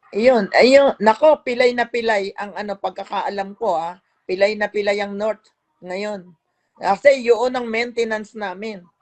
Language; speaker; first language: Filipino; native; Filipino